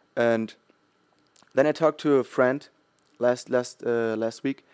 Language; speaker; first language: English; non-native, fluent; German